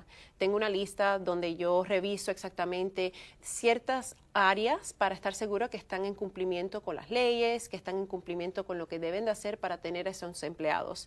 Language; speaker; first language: Spanish; early bilingual, heritage; Spanish